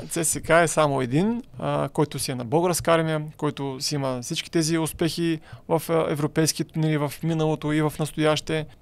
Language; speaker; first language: Bulgarian; native; Bulgarian